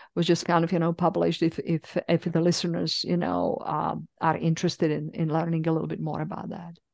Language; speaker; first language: English; non-native, fluent; Czech